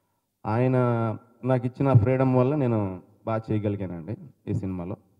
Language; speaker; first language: Telugu; native; Telugu